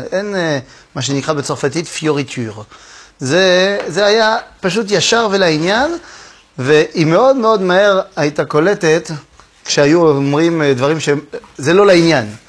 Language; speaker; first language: Hebrew; non-native, fluent; French